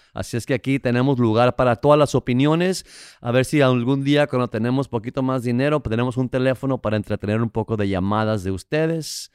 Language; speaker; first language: Spanish; native; Spanish